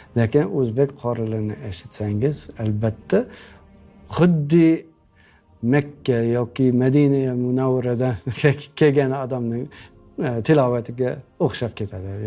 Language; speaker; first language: Uzbek; non-native, fluent; English